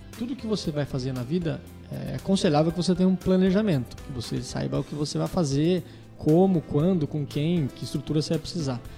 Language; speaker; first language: Portuguese; native; Portuguese